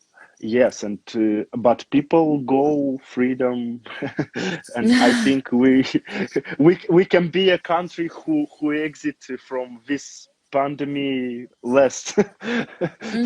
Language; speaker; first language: English; non-native, learner; Romanian